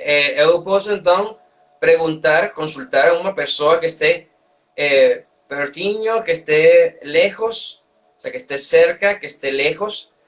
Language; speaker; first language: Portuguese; non-native, learner; Spanish